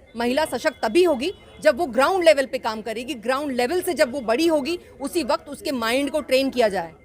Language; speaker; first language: Hindi; non-native, local second language; Kannada